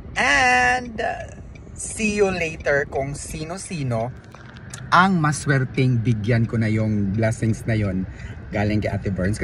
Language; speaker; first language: Filipino; non-native, local second language; Cebuano